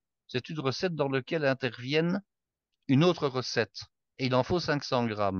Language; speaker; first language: French; native; French